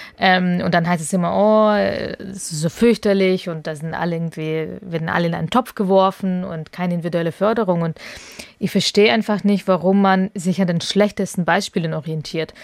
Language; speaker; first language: German; early bilingual, other home language; Russian